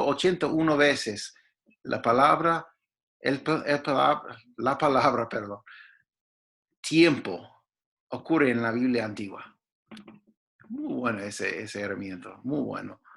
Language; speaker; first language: Spanish; non-native, fluent; English